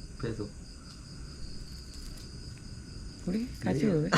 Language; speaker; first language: Korean; non-native, learner; Indonesian